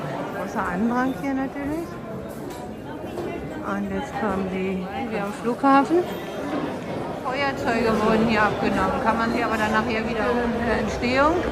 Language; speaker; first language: German; native; German